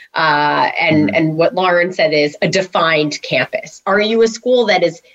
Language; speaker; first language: English; native; English